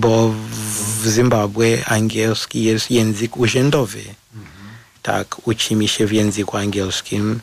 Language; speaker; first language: Polish; non-native, fluent; Shona